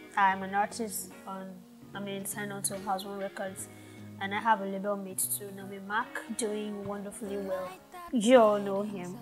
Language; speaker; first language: English; non-native, local second language; Yoruba